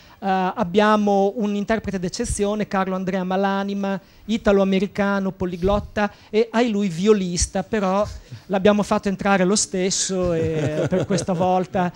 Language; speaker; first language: Italian; native; Italian